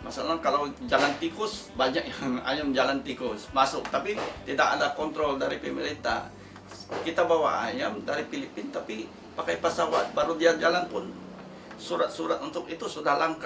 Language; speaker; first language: Indonesian; non-native, fluent; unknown